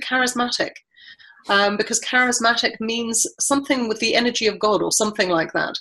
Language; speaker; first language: English; native; English